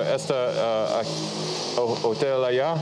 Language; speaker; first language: Spanish; non-native, learner; English